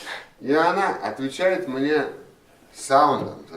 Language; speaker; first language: Russian; non-native, learner; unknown